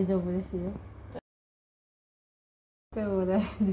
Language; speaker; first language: Japanese; non-native, fluent; Indonesian